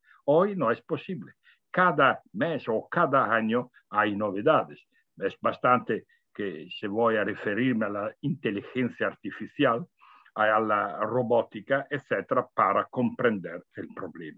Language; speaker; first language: Spanish; non-native, fluent; Italian